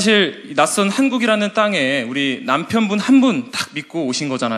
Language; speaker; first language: Korean; native; Korean